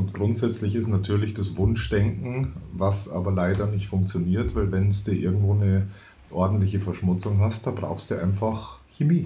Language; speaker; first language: German; native; German